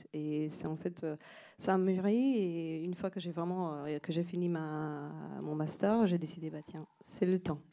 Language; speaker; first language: French; non-native, fluent; Slovenian